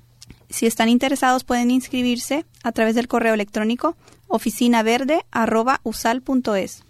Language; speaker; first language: Spanish; native; Spanish